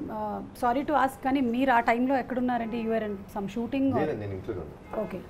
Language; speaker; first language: Telugu; native; Telugu